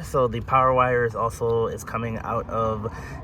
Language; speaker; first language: English; native; English